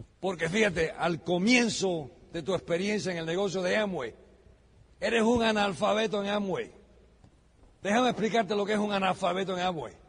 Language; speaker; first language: Spanish; early bilingual, heritage; Spanish